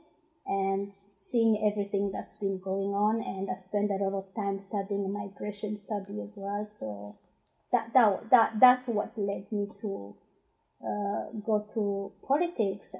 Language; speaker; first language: English; non-native, fluent; Rundi